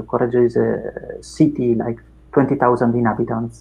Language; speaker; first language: English; non-native, fluent; Italian